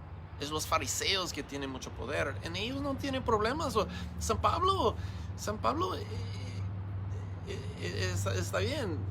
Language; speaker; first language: Spanish; non-native, learner; English